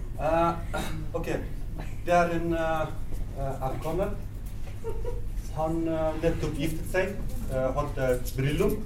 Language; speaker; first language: Norwegian; non-native, fluent; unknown